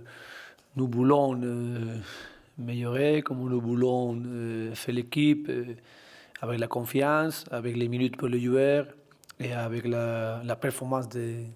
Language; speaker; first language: French; non-native, learner; Spanish